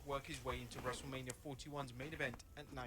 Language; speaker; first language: English; native; English